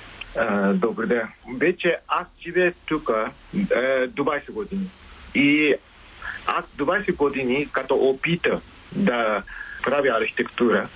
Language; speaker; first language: Bulgarian; non-native, learner; Japanese